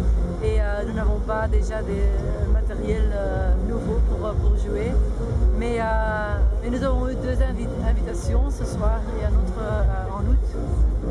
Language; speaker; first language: French; non-native, local second language; Dutch